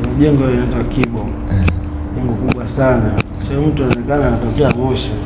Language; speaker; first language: Swahili; native; Swahili